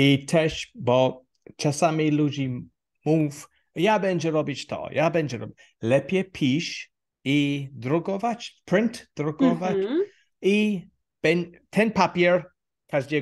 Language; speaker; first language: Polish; non-native, learner; English